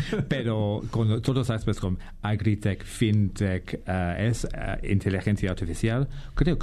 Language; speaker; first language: Spanish; non-native, fluent; English